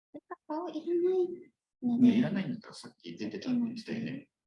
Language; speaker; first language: Japanese; native; Japanese